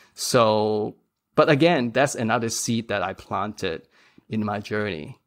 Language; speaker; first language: English; non-native, local second language; Cantonese